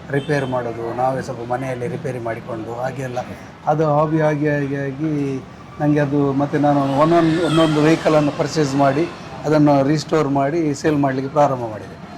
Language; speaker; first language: Kannada; native; Kannada